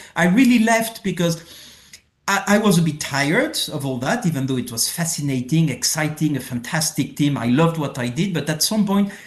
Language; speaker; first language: English; non-native, fluent; French